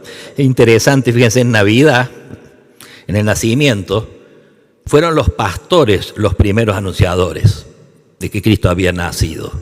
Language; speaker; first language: Spanish; native; Spanish